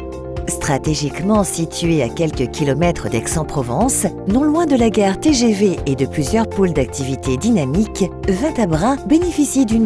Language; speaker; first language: French; native; French